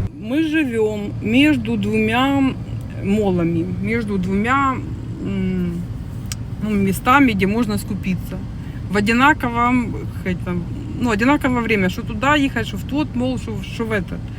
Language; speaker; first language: Russian; non-native, local second language; Ukrainian